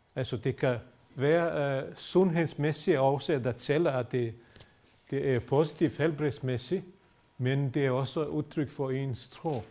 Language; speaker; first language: Danish; non-native, fluent; Bosnian